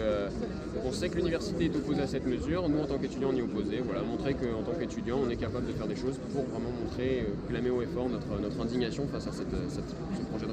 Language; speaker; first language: French; native; French